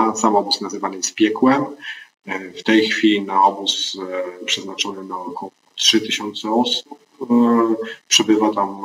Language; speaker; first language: Polish; native; Polish